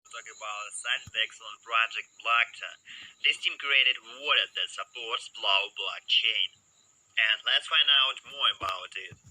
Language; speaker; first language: English; non-native, learner; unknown